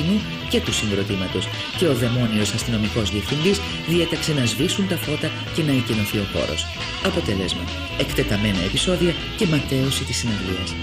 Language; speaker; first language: Greek; native; Greek